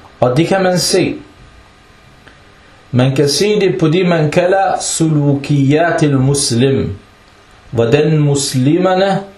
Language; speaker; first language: Danish; non-native, fluent; Arabic